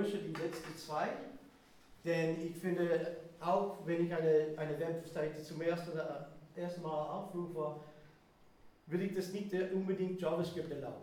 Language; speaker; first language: German; non-native, fluent; English